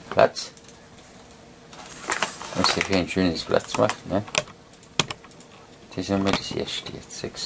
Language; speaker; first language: German; native; German